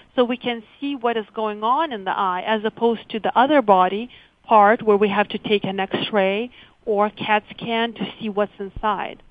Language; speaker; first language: English; early bilingual, other home language; Lithuanian